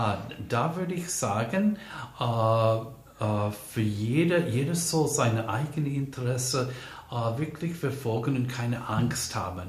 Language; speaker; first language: German; non-native, fluent; English